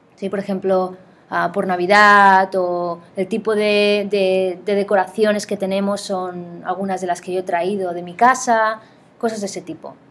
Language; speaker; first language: Spanish; native; Spanish